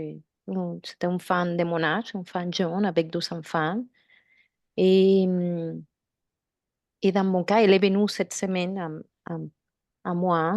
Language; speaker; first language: French; non-native, learner; Spanish